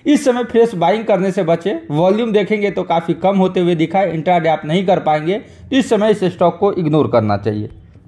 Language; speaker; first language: Hindi; native; Hindi